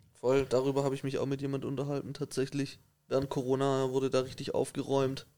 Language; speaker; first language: German; native; German